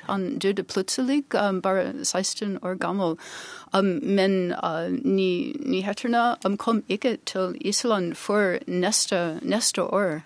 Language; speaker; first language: Norwegian; non-native, learner; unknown